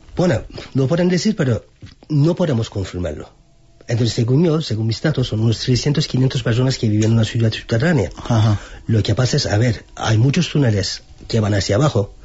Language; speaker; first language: Spanish; non-native, fluent; Turkish